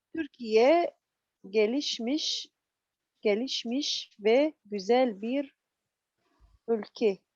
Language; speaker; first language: Turkish; non-native, learner; Arabic